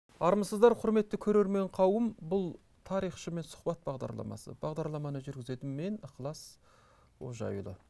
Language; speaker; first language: Kazakh; native; Kazakh